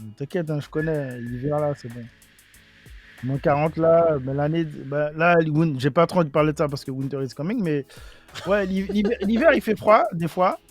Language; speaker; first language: French; native; French